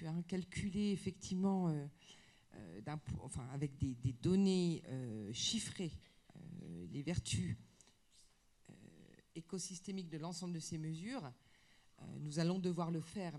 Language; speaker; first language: French; native; French